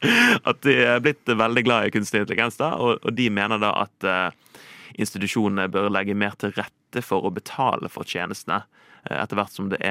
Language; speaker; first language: Norwegian; native; Norwegian